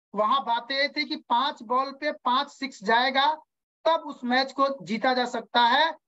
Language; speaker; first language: Hindi; native; Hindi